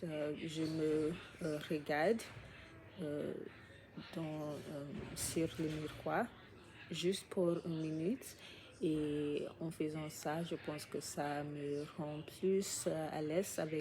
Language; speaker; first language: French; non-native, learner; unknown